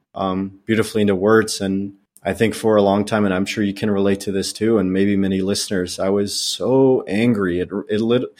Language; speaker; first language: English; non-native, fluent; Dutch